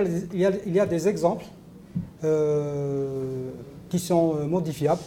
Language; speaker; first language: French; non-native, local second language; Arabic